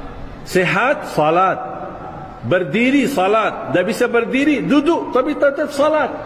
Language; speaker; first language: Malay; non-native, fluent; Arabic